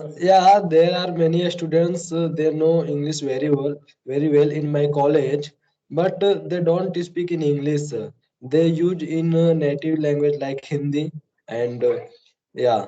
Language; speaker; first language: English; non-native, learner; Hindi